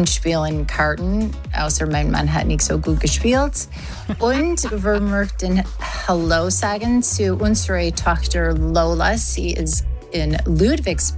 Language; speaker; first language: German; non-native, learner; English